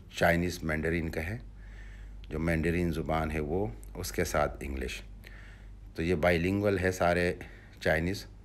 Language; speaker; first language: Urdu; non-native, local second language; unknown